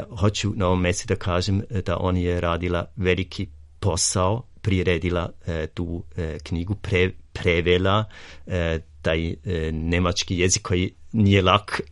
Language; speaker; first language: Serbian; non-native, fluent; German